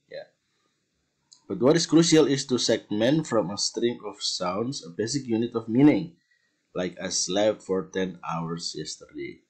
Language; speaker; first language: English; non-native, fluent; Indonesian